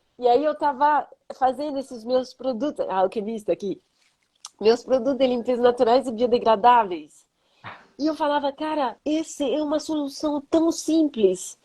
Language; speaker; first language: Portuguese; non-native, fluent; French